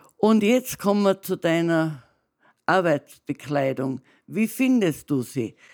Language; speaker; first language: German; native; German